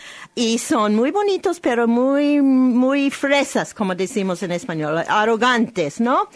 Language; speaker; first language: Spanish; non-native, learner; English